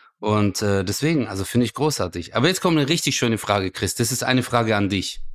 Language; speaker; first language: German; early bilingual, other home language; Turkish